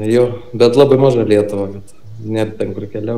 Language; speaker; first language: Lithuanian; non-native, learner; Arabic